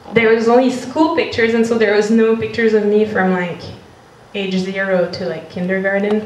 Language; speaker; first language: English; non-native, fluent; French